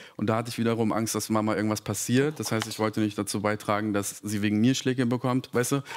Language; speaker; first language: German; early bilingual, other home language; Serbian